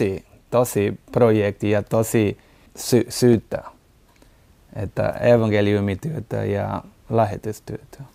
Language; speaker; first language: Finnish; non-native, learner; Portuguese